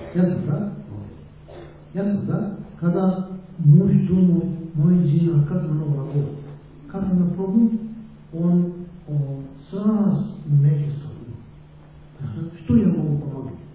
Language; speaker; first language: Russian; non-native, learner; Tibetan